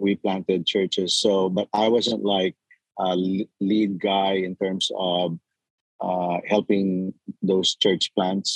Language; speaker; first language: English; non-native, local second language; Cebuano